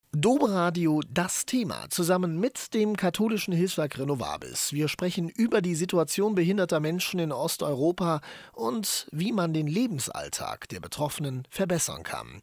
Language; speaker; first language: German; native; German